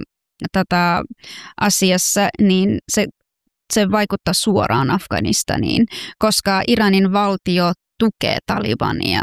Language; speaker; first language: Finnish; non-native, fluent; Persian